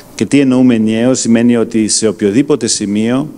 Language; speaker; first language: Greek; non-native, fluent; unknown